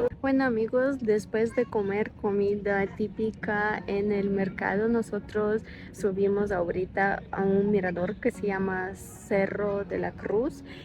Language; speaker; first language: Spanish; non-native, fluent; Ukrainian